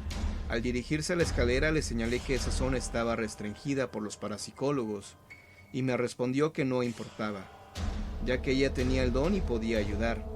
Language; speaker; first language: Spanish; native; Spanish